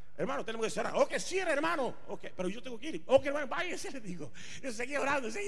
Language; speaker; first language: Spanish; non-native, fluent; Punjabi